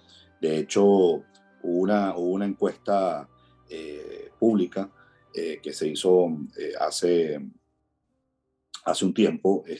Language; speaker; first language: Spanish; native; Spanish